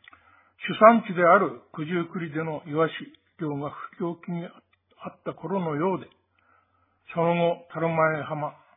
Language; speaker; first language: Japanese; native; Japanese